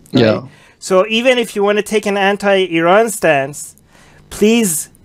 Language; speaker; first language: English; native; English